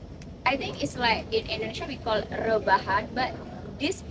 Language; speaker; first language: English; non-native, learner; Indonesian